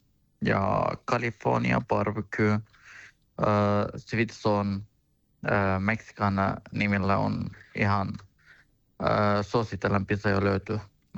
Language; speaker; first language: Finnish; non-native, learner; Turkish